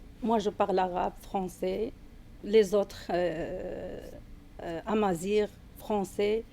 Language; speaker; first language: French; non-native, learner; Arabic